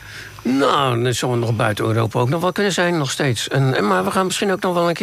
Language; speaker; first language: Dutch; native; Dutch